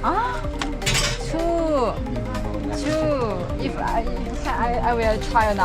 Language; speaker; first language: English; non-native, learner; Chinese